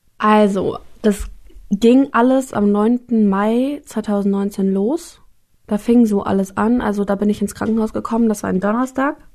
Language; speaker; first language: German; native; German